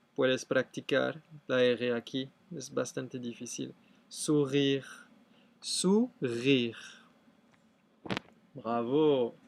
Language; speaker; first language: Spanish; non-native, fluent; French